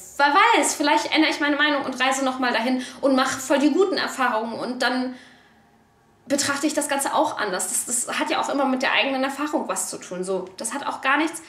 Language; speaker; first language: German; early bilingual, other home language; Turkish